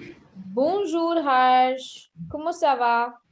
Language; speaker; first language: French; non-native, fluent; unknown